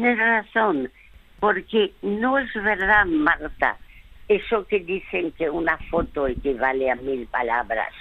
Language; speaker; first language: Spanish; early bilingual, other home language; French